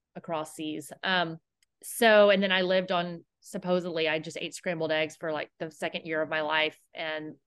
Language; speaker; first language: English; native; English